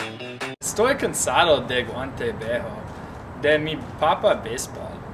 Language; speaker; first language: Spanish; non-native, learner; English